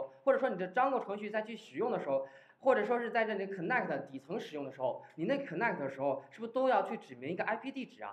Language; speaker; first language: Chinese; native; Chinese